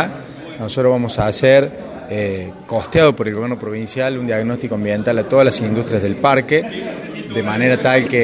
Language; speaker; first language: Spanish; native; Spanish